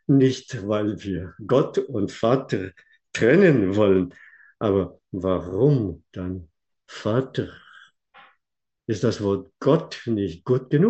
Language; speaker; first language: German; non-native, fluent; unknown